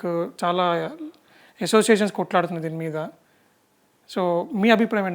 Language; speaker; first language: Telugu; native; Telugu